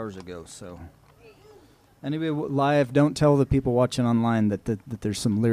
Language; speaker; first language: English; native; English